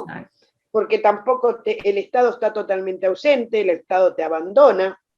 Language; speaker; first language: Spanish; native; Spanish